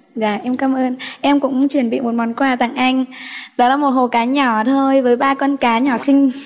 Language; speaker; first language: Vietnamese; native; Vietnamese